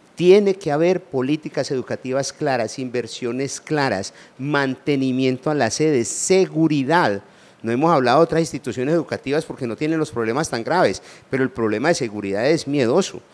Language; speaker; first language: Spanish; native; Spanish